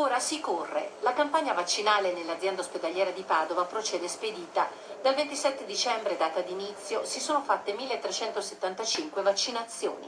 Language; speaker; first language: Italian; native; Italian